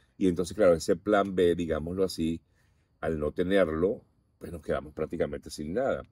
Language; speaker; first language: Spanish; native; Spanish